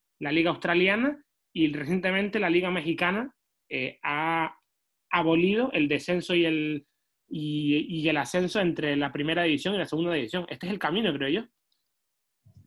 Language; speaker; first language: Spanish; native; Spanish